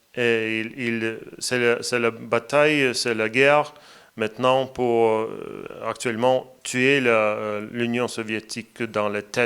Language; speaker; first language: French; non-native, fluent; Latvian